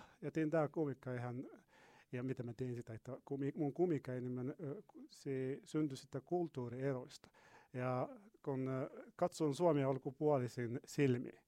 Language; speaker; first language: Finnish; non-native, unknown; Arabic